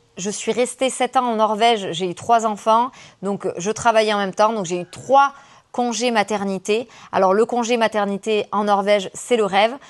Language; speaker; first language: French; native; French